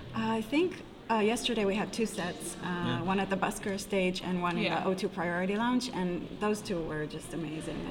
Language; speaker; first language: English; non-native, fluent; Hebrew